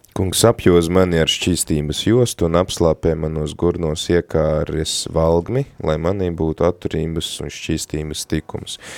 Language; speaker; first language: Latvian; native; Latvian